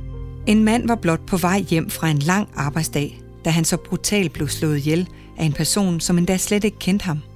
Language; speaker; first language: Danish; native; Danish